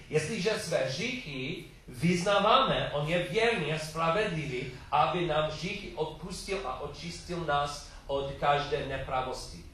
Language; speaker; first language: Czech; non-native, learner; English